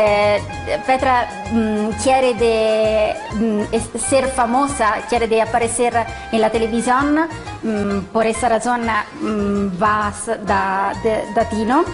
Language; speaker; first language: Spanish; non-native, learner; Italian